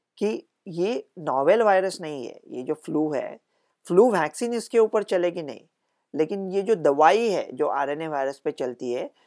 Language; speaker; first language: Hindi; non-native, local second language; Marathi